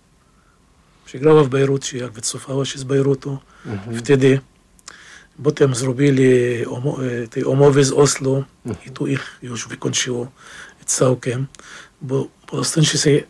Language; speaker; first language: Polish; non-native, fluent; Arabic